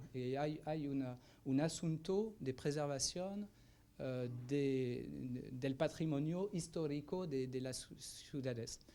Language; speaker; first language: Spanish; non-native, fluent; French